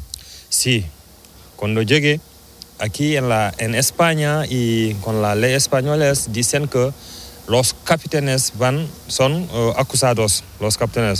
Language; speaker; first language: Spanish; non-native, learner; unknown